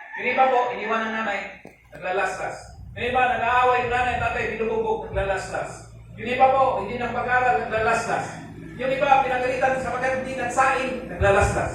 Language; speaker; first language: Filipino; non-native, local second language; Hiligaynon